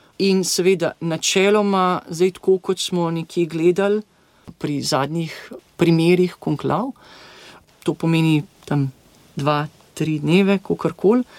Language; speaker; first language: Slovenian; native; Slovenian